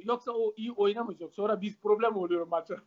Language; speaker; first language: Turkish; non-native, learner; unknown